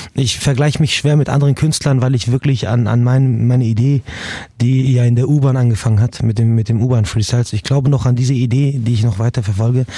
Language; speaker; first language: German; early bilingual, other home language; Arabic